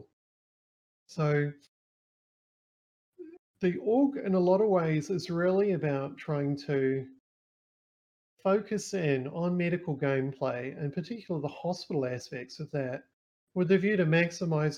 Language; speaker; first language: English; native; English